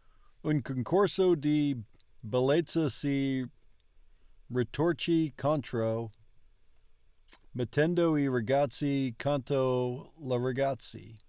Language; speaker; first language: Italian; non-native, learner; English